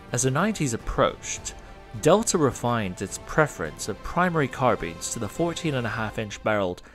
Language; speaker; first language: English; non-native, local second language; Cantonese